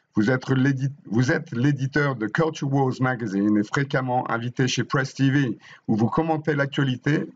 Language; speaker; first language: French; native; French